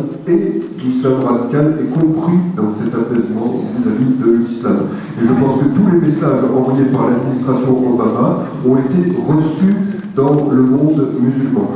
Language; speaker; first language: French; native; French